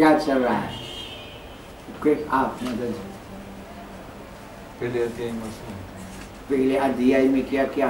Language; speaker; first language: Hindi; non-native, learner; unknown